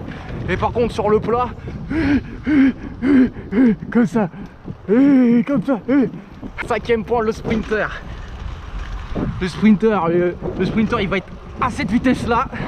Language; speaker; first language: French; native; French